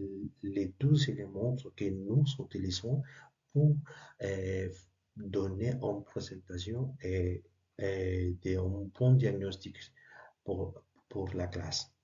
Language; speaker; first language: French; non-native, learner; Spanish